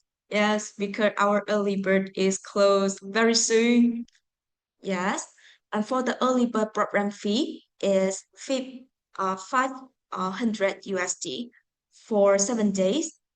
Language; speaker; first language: English; non-native, fluent; Vietnamese